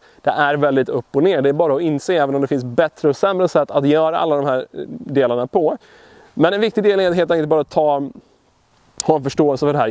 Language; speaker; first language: Swedish; native; Swedish